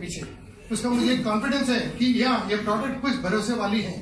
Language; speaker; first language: Hindi; native; Hindi